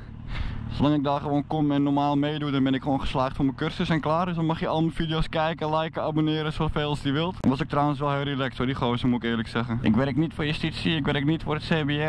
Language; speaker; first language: Dutch; native; Dutch